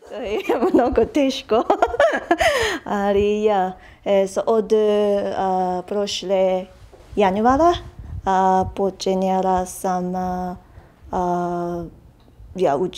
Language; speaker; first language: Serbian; non-native, learner; Japanese